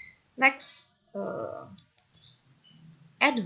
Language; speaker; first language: English; non-native, fluent; Indonesian